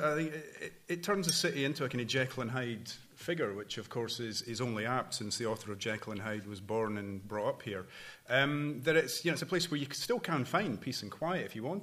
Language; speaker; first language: English; native; English